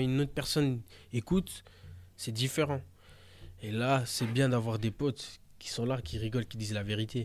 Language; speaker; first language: French; early bilingual, other home language; Portuguese